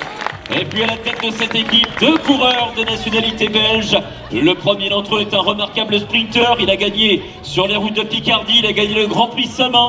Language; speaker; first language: French; native; French